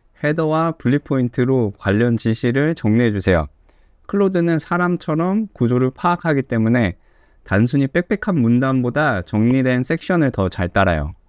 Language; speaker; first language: Korean; native; Korean